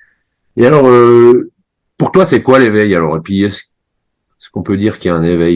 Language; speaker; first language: French; native; French